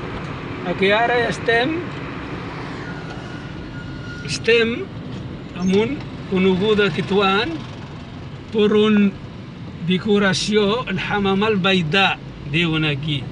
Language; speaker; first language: Catalan; non-native, learner; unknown